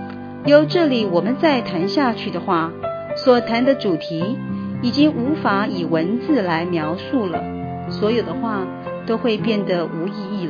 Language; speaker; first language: Chinese; native; Chinese